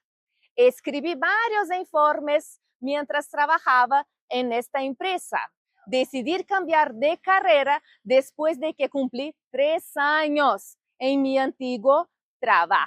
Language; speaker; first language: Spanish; non-native, fluent; Portuguese